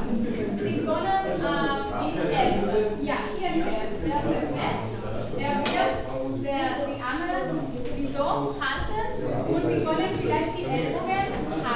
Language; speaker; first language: German; non-native, learner; Catalan